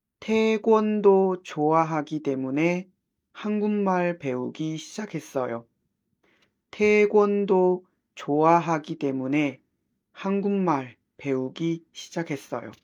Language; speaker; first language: Korean; non-native, fluent; Chinese